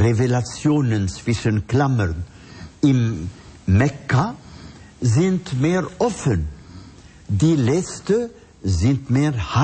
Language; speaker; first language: German; non-native, fluent; Arabic